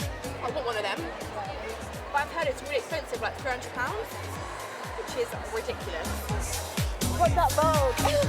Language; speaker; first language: English; native; English